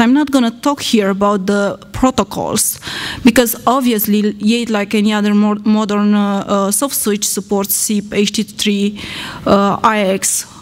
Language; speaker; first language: English; non-native, fluent; Romanian